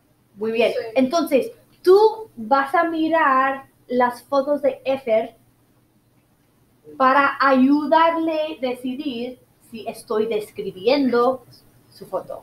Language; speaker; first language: Spanish; non-native, fluent; English